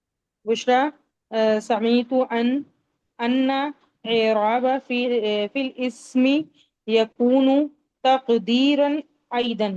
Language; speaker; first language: Arabic; non-native, learner; Urdu